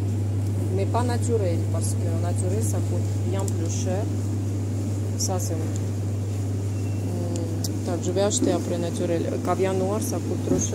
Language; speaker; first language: French; non-native, fluent; Russian